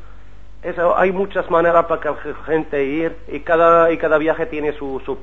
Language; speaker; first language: Spanish; non-native, learner; Arabic